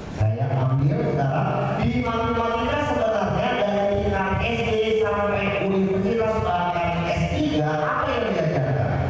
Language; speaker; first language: Indonesian; non-native, local second language; Javanese